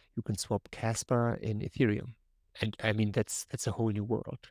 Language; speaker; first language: English; non-native, fluent; German